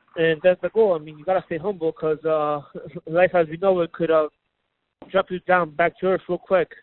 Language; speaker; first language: English; native; English